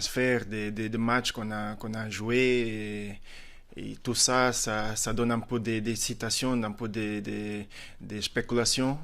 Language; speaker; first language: French; non-native, fluent; Portuguese